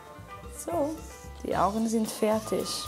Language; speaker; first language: German; non-native, fluent; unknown